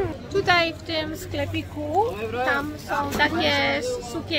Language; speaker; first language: Polish; native; Polish